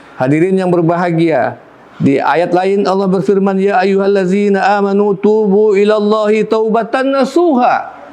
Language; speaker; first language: Malay; non-native, local second language; Minangkabau